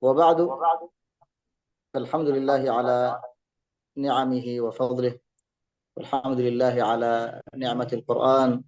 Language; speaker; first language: Arabic; native; Arabic